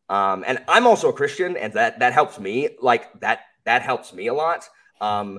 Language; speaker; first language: English; native; English